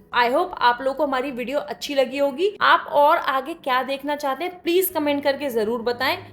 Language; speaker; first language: Hindi; native; Hindi